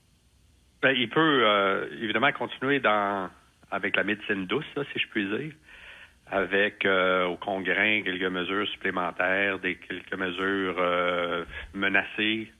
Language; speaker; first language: French; native; French